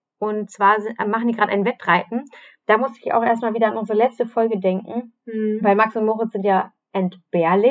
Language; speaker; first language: German; native; German